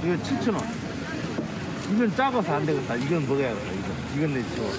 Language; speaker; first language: Korean; non-native, learner; Vietnamese